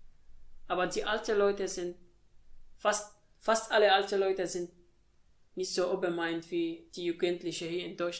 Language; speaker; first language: German; non-native, learner; Arabic